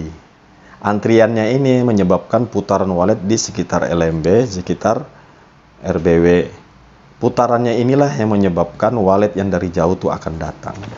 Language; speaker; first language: Indonesian; native; Indonesian